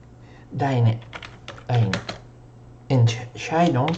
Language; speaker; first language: German; non-native, fluent; Spanish